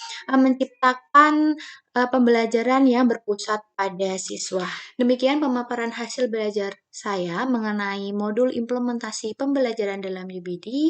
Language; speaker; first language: Indonesian; native; Indonesian